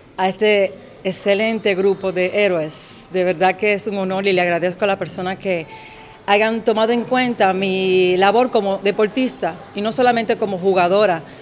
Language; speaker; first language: Spanish; native; Spanish